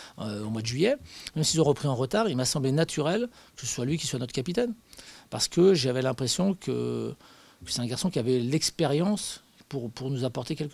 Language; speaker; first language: French; native; French